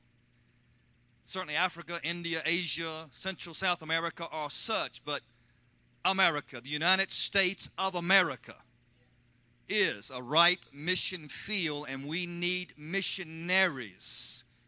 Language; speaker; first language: English; native; English